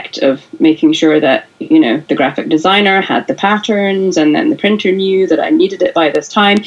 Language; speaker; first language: English; native; English